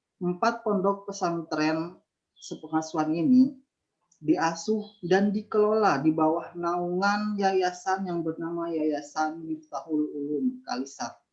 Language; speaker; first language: Indonesian; non-native, local second language; Madurese